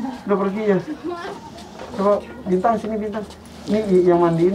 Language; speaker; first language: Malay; non-native, local second language; Sundanese